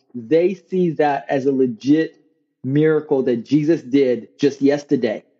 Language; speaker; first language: English; non-native, local second language; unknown